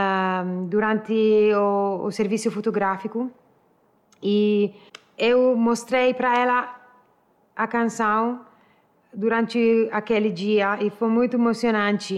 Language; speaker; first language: Portuguese; non-native, learner; Italian